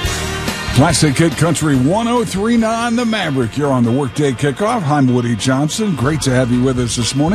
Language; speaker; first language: English; native; English